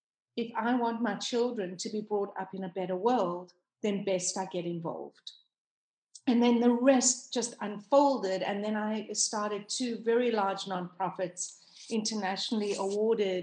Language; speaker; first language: English; native; English